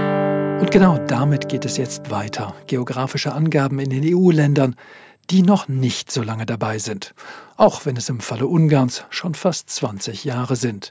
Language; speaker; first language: German; native; German